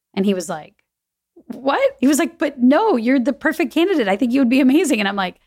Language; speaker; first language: English; native; English